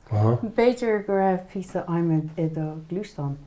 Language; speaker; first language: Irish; non-native, learner; English